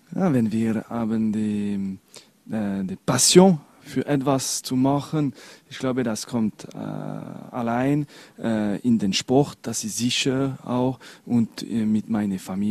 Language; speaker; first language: German; non-native, local second language; French